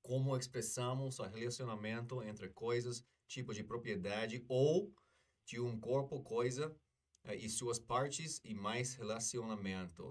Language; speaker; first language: Portuguese; non-native, fluent; English